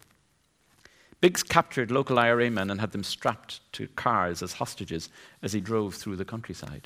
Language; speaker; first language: English; native; English